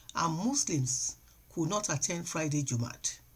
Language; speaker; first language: English; non-native, local second language; Yoruba